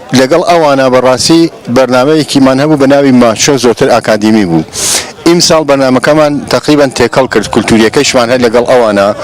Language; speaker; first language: Central Kurdish; non-native, local second language; Gurani